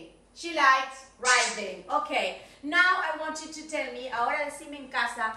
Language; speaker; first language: English; non-native, fluent; Spanish